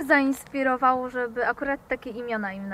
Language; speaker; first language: Polish; native; Polish